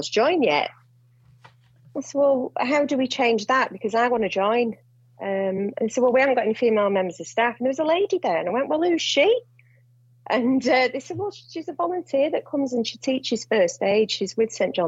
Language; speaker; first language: English; native; English